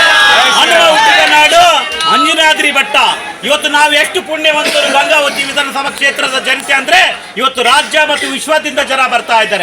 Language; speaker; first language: Kannada; native; Kannada